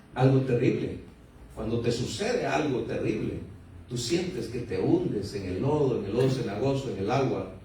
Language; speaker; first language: Spanish; native; Spanish